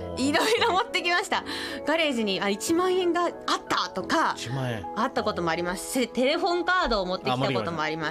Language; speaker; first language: Japanese; native; Japanese